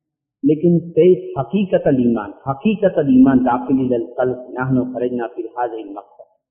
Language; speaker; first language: Arabic; non-native, learner; Urdu